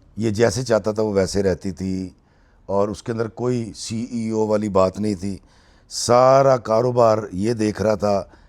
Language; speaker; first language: Urdu; native; Urdu